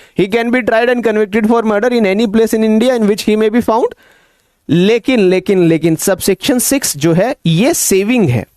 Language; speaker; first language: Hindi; native; Hindi